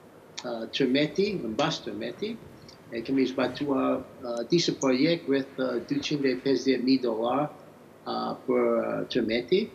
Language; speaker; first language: Albanian; early bilingual, heritage; English